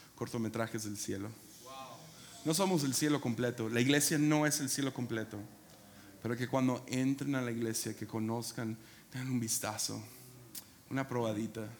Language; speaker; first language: Spanish; non-native, fluent; English